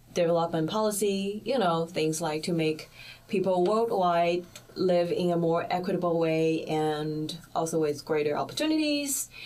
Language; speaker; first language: English; early bilingual, other home language; Chinese